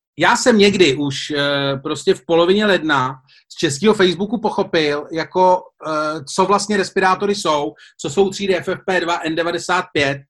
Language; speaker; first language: Czech; native; Czech